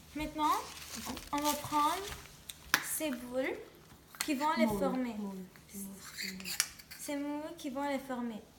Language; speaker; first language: French; non-native, local second language; English